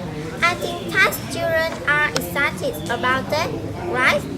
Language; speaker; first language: English; non-native, learner; Vietnamese